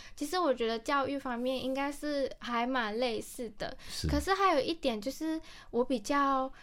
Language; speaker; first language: Chinese; native; Chinese